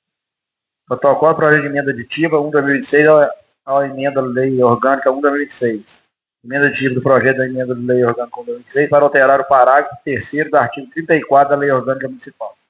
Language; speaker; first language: Portuguese; native; Portuguese